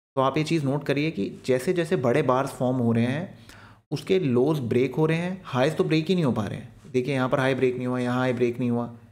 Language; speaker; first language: Hindi; native; Hindi